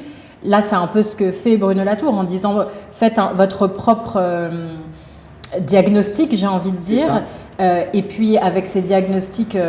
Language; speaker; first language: French; native; French